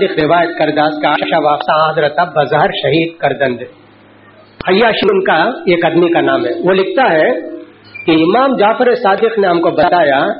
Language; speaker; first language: Urdu; native; Urdu